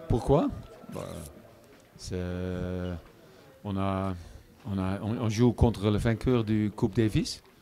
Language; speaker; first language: French; non-native, learner; Dutch